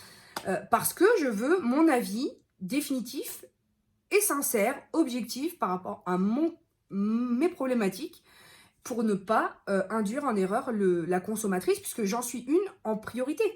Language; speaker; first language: French; native; French